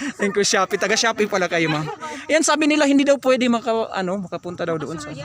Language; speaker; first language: Filipino; non-native, local second language; Cebuano